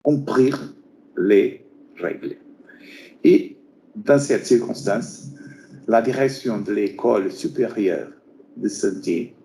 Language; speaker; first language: French; non-native, fluent; Portuguese